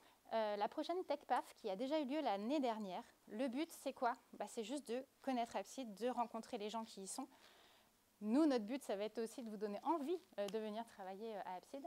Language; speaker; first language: French; native; French